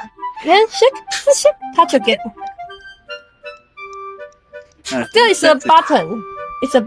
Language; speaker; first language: English; non-native, learner; Chinese